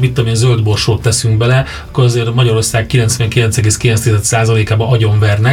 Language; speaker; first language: Hungarian; native; Hungarian